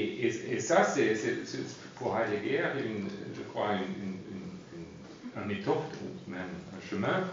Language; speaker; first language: French; non-native, fluent; German